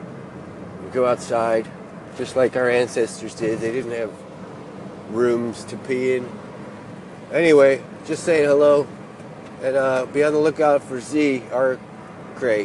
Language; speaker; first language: English; native; English